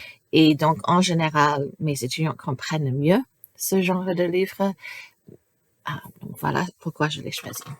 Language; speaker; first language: French; non-native, fluent; English